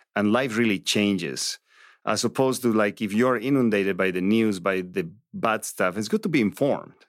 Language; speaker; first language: English; non-native, fluent; Spanish